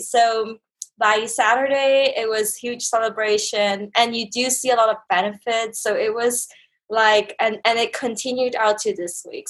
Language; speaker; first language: English; native; English